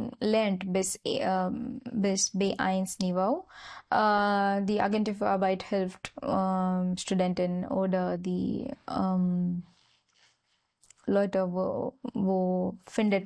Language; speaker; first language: German; non-native, learner; Marathi